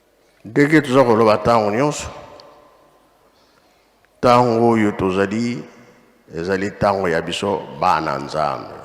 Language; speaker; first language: Lingala; non-native, local second language; Kongo